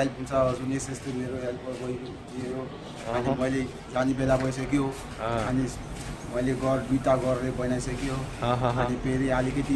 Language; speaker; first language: Nepali; non-native, learner; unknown